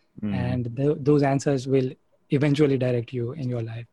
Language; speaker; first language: English; non-native, local second language; Gujarati